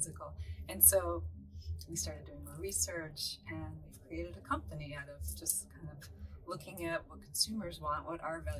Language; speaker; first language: English; native; English